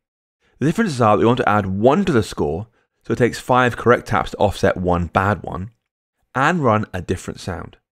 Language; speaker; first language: English; native; English